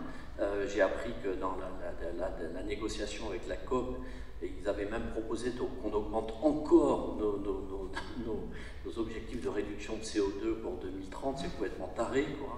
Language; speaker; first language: French; native; French